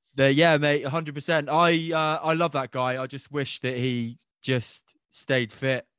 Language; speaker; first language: English; native; English